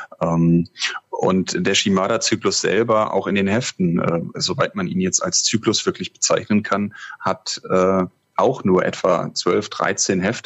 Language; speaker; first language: German; native; German